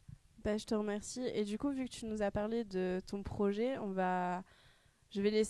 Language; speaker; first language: French; native; French